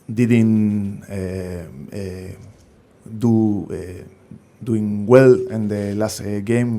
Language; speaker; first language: English; non-native, learner; Spanish